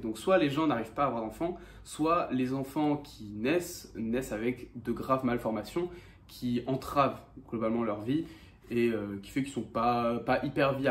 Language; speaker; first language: French; native; French